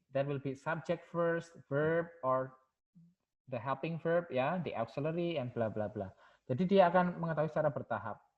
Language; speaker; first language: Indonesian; non-native, local second language; Javanese